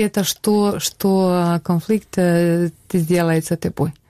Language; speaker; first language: Russian; non-native, learner; Bosnian